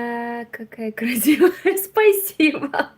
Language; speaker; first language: Russian; non-native, learner; Romanian